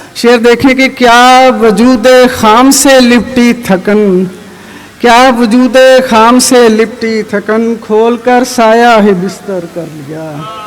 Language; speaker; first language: Urdu; non-native, local second language; Punjabi